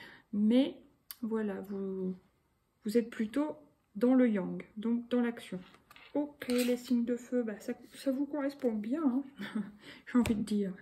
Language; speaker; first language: French; native; French